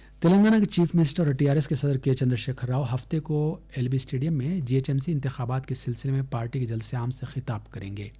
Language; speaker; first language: Urdu; native; Urdu